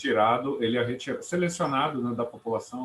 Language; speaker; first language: Portuguese; native; Portuguese